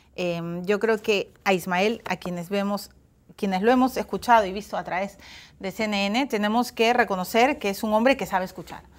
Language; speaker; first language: Spanish; native; Spanish